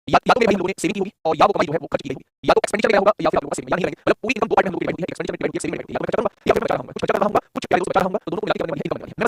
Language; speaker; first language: Hindi; native; Hindi